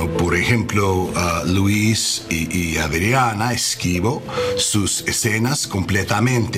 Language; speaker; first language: Spanish; non-native, learner; English